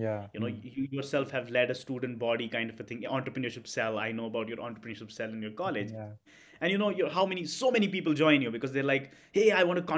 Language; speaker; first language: English; non-native, local second language; Kashmiri